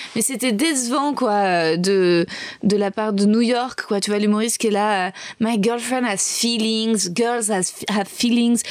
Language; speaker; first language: French; native; French